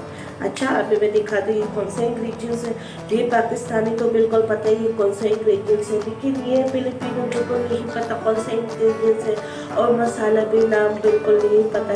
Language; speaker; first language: Hindi; non-native, learner; Filipino